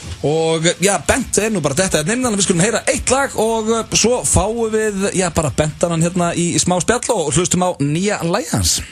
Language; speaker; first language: Icelandic; native; Icelandic